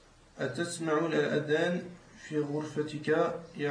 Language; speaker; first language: Arabic; non-native, learner; French